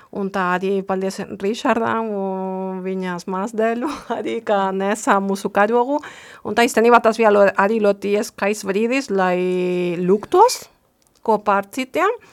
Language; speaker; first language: Latvian; non-native, fluent; Spanish